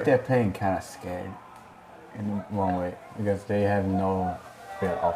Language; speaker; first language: English; native; English